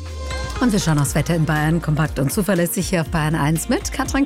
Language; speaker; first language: German; native; German